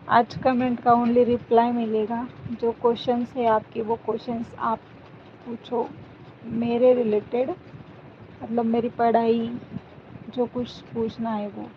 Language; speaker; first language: Hindi; non-native, local second language; Marathi